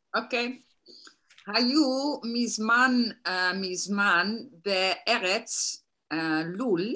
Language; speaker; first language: Hebrew; non-native, learner; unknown